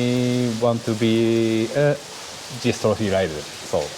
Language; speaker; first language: English; non-native, learner; Japanese